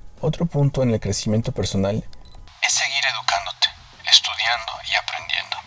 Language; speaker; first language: Spanish; native; Spanish